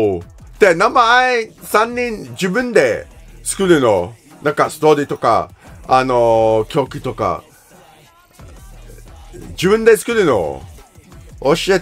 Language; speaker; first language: Japanese; non-native, learner; English